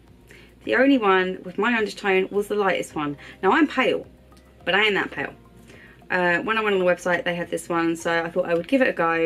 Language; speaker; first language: English; native; English